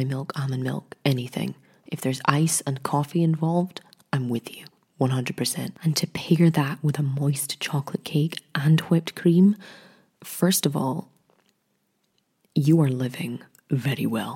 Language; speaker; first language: English; native; English